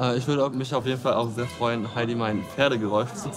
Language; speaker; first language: German; native; German